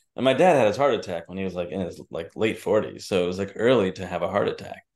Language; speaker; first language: English; native; English